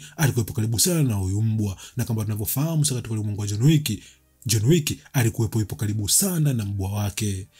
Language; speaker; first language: Swahili; native; Swahili